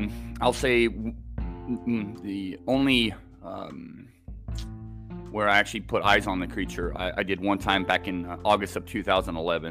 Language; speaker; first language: English; native; English